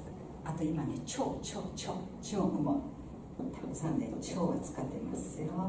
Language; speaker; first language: Japanese; non-native, fluent; Chinese